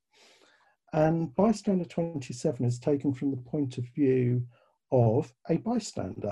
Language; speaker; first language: English; native; English